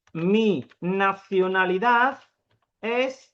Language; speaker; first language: Spanish; non-native, fluent; Urdu